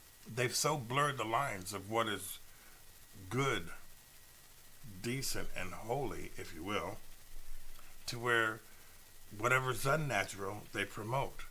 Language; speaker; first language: English; native; English